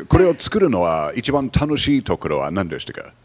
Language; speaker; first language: Japanese; non-native, fluent; English